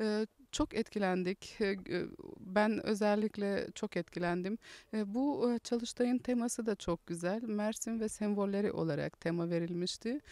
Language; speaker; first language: Turkish; native; Turkish